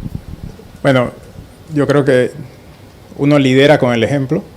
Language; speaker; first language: Spanish; native; Spanish